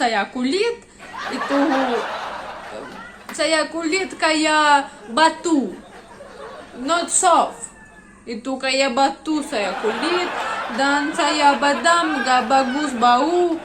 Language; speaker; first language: Indonesian; non-native, learner; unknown